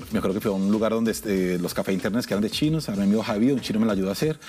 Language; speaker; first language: Spanish; native; Spanish